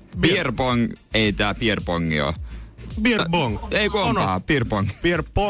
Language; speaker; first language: Finnish; native; Finnish